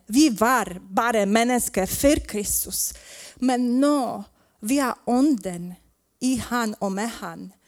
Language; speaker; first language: Swedish; non-native, learner; Polish